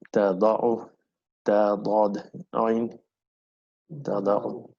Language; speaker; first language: Arabic; non-native, fluent; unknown